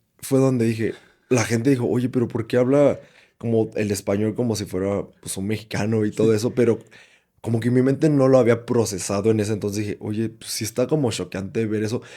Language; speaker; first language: Spanish; early bilingual, other home language; Cantonese